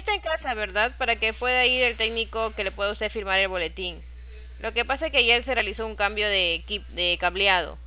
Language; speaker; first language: Spanish; native; Spanish